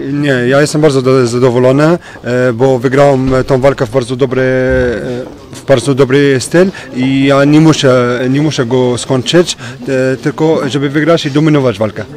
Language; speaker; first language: Polish; non-native, fluent; French